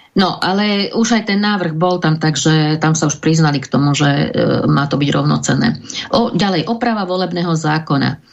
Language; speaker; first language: Slovak; native; Slovak